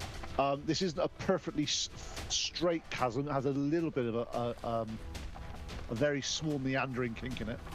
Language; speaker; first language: English; native; English